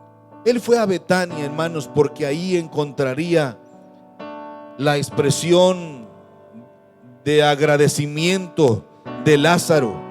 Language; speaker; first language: Spanish; native; Spanish